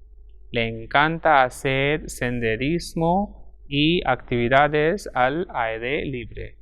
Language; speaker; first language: Spanish; non-native, fluent; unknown